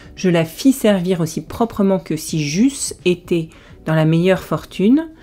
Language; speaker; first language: French; native; French